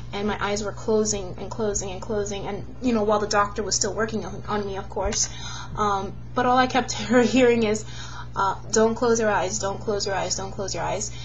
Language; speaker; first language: English; native; English